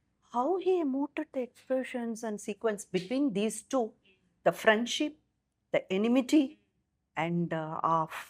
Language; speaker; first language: Telugu; native; Telugu